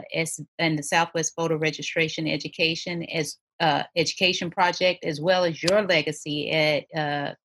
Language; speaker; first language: English; native; English